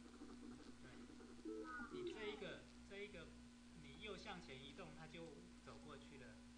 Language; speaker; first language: Chinese; native; Chinese